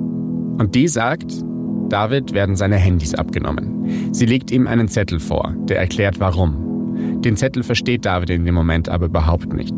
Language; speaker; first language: German; native; German